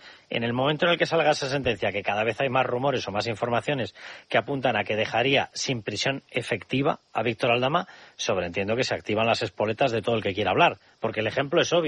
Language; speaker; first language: Spanish; native; Spanish